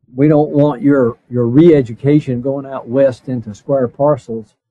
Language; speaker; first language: English; native; English